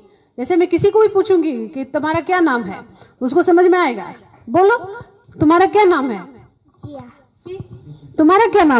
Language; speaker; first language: Hindi; native; Hindi